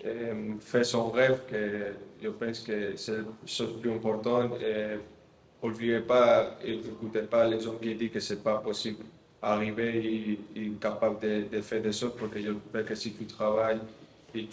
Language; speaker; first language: French; non-native, learner; Spanish